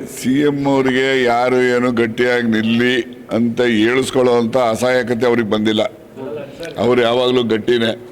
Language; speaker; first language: Kannada; native; Kannada